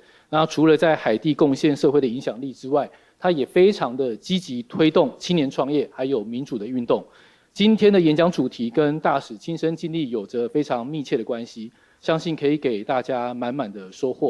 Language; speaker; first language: Chinese; native; Chinese